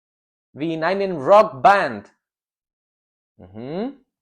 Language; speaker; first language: German; non-native, learner; Spanish